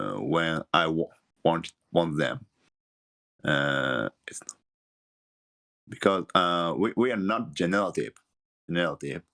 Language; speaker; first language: English; non-native, learner; Japanese